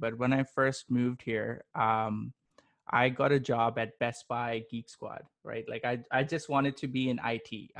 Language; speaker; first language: English; non-native, local second language; Urdu